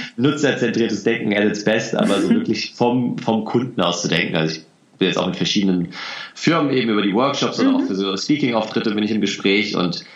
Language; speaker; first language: German; native; German